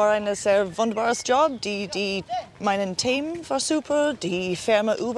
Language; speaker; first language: German; non-native, learner; English